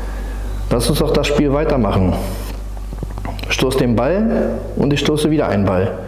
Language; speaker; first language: German; native; German